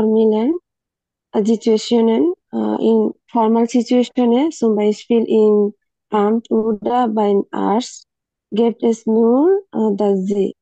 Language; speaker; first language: German; non-native, learner; Bangla